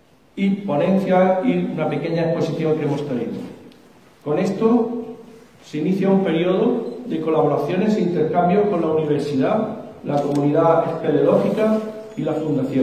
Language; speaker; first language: Spanish; native; Spanish